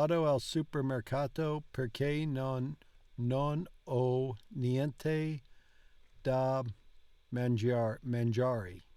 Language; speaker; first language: Italian; non-native, learner; English